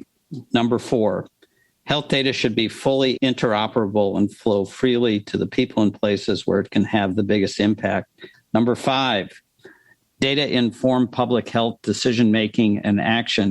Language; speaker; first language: English; native; English